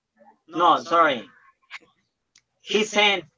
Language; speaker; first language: English; non-native, learner; Spanish